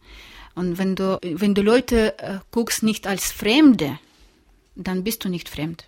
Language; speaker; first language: German; non-native, learner; Russian